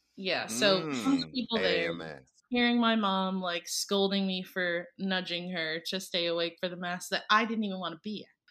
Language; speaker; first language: English; early bilingual, other home language; Filipino